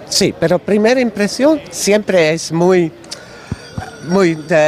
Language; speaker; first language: Spanish; non-native, learner; Dutch